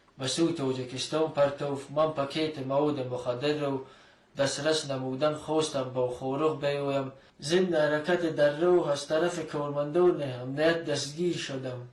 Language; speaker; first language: Tajik; non-native, local second language; Shughni